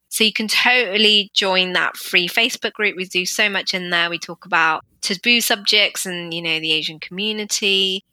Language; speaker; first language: English; native; English